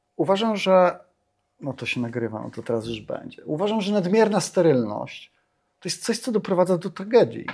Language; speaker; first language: Polish; native; Polish